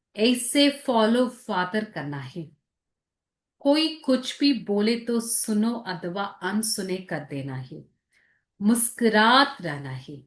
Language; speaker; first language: Hindi; non-native, local second language; Telugu